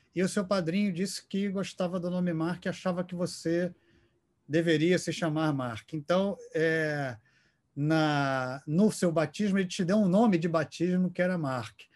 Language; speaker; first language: Portuguese; native; Portuguese